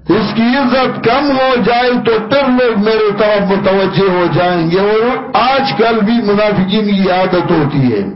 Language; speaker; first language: Urdu; non-native, local second language; Pashto